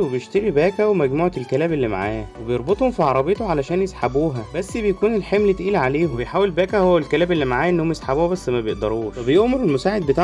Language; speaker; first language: Arabic; native; Arabic